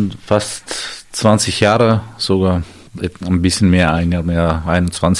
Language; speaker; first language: German; non-native, fluent; Armenian